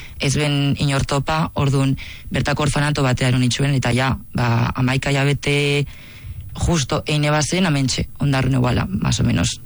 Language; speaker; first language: Basque; native; Basque